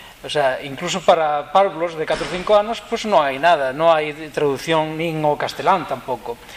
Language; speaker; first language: Galician; non-native, local second language; Spanish